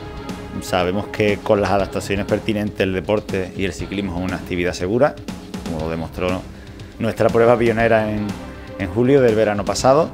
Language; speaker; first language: Spanish; native; Spanish